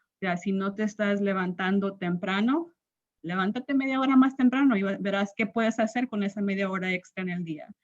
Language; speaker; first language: Spanish; early bilingual, other home language; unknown